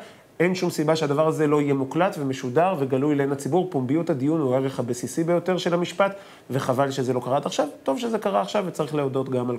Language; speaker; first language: Hebrew; native; Hebrew